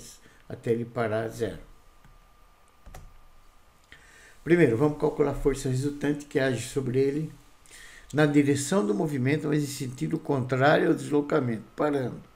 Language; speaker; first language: Portuguese; native; Portuguese